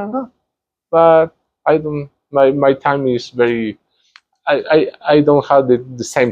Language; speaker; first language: English; non-native, learner; Spanish